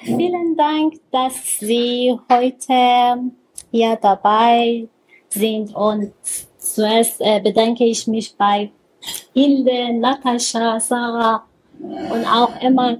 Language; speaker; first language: German; non-native, learner; Persian